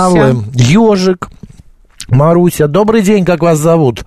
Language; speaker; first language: Russian; native; Russian